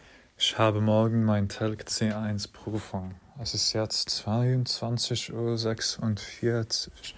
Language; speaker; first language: German; non-native, fluent; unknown